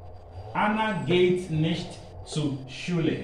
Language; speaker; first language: German; non-native, learner; Akan